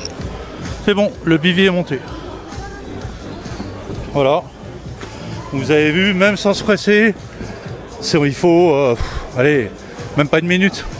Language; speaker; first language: French; native; French